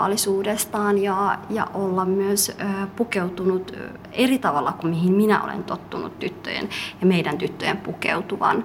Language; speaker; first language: Finnish; early bilingual, other home language; Somali